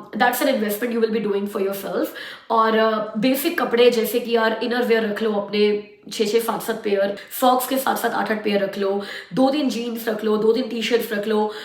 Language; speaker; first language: Hindi; native; Hindi